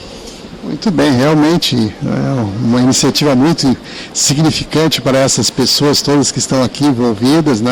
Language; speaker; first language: Portuguese; native; Portuguese